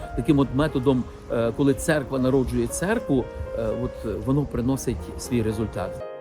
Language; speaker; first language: Ukrainian; native; Ukrainian